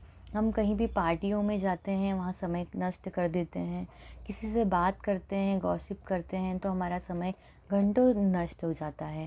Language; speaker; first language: Hindi; native; Hindi